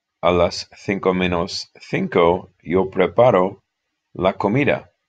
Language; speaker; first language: Spanish; non-native, fluent; English